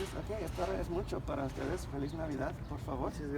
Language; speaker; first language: Spanish; non-native, learner; English